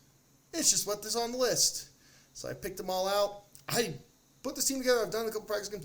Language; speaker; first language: English; native; English